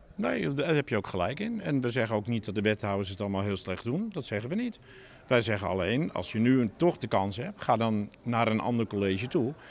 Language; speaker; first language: Dutch; native; Dutch